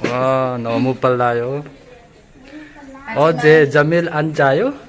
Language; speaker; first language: Korean; non-native, learner; Mizo